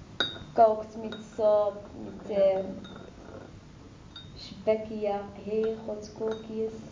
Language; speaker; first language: Dutch; non-native, learner; Arabic